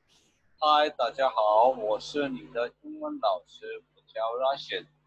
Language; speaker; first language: Chinese; non-native, learner; English